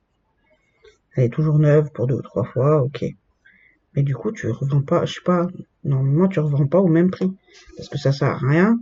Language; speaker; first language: French; native; French